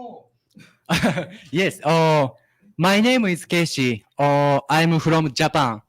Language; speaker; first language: English; non-native, learner; Japanese